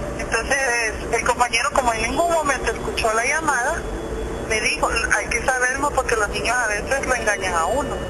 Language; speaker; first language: Spanish; native; Spanish